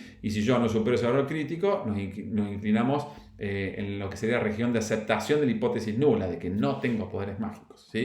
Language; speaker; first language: Spanish; native; Spanish